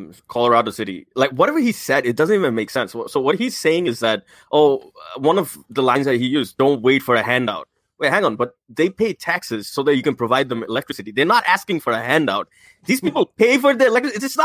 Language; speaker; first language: English; non-native, local second language; Bangla